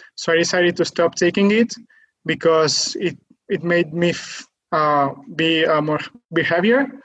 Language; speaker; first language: English; non-native, fluent; Catalan